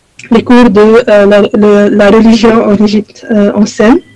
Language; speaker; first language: French; non-native, fluent; Arabic